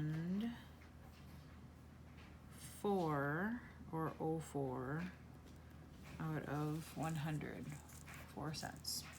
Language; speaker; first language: English; native; English